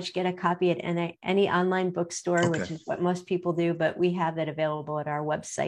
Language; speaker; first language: English; native; English